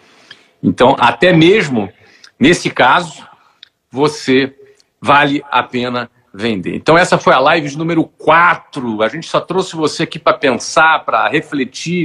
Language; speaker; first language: Portuguese; native; Portuguese